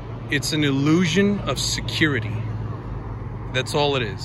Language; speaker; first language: English; early bilingual, other home language; Spanish